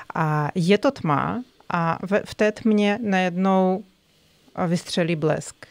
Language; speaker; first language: Czech; non-native, fluent; Russian